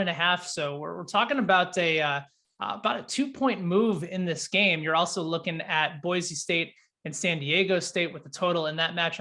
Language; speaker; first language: English; native; English